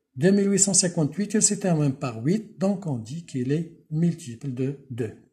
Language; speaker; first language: French; non-native, local second language; Arabic